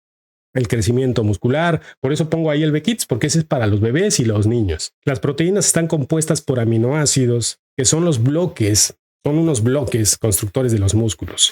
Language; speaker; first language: Spanish; native; Spanish